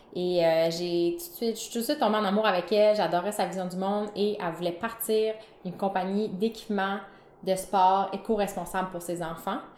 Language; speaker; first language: French; native; French